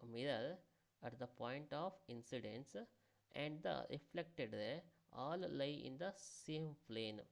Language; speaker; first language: English; non-native, local second language; Kannada